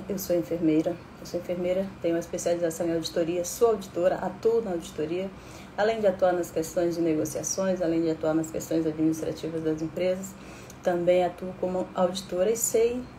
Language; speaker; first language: Portuguese; native; Portuguese